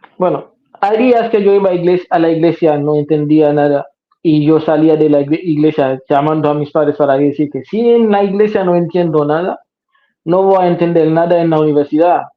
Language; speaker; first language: Spanish; non-native, fluent; Haitian Creole